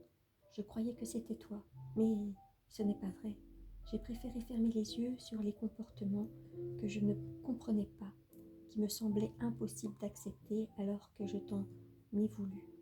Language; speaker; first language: French; native; French